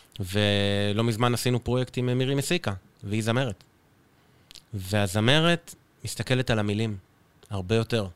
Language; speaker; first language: Hebrew; native; Hebrew